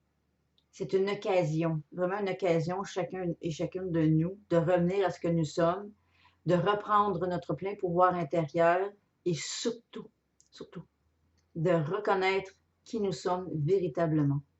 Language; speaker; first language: French; native; French